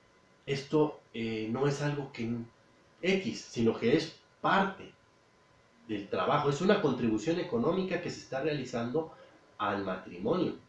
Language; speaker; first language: Spanish; native; Spanish